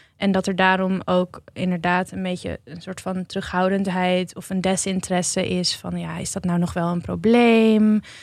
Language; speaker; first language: Dutch; native; Dutch